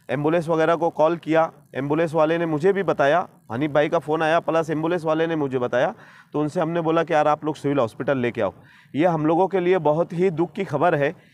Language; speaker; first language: Hindi; non-native, local second language; Urdu